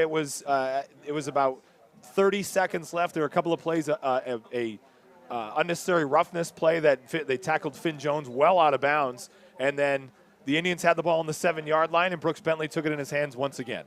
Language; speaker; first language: English; native; English